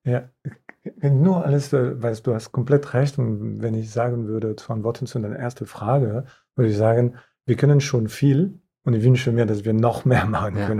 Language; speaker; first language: German; non-native, fluent; French